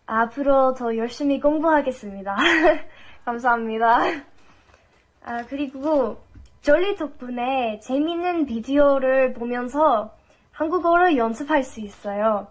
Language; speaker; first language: Korean; non-native, fluent; English